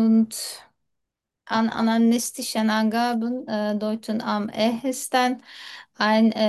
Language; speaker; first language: German; non-native, learner; Turkish